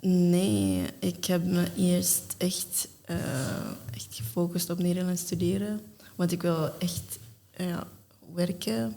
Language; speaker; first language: Dutch; non-native, learner; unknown